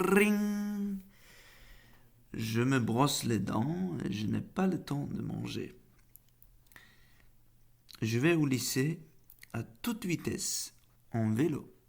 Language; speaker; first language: French; non-native, fluent; Faroese